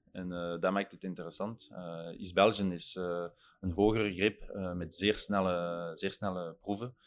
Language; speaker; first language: Dutch; non-native, fluent; Luxembourgish